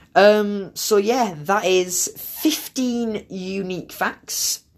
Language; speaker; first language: English; native; English